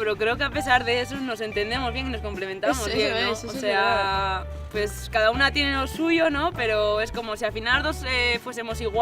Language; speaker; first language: Spanish; native; Spanish